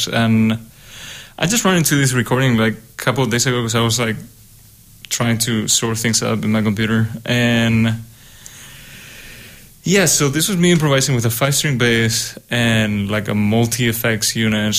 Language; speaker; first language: English; non-native, fluent; Spanish